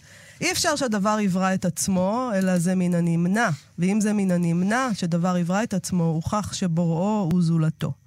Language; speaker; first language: Hebrew; native; Hebrew